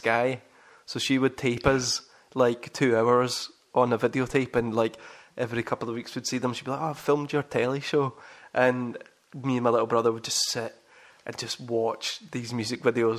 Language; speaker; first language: English; native; English